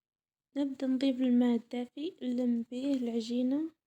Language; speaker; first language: Arabic; native; Arabic